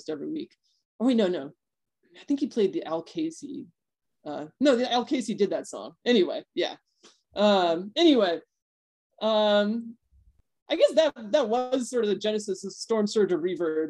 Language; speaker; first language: English; native; English